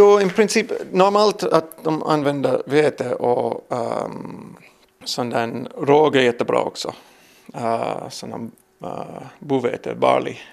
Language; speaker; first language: Swedish; non-native, learner; English